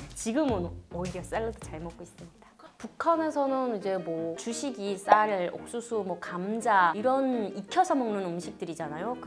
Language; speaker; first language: Korean; native; Korean